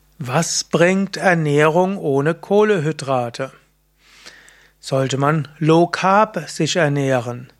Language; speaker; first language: German; native; German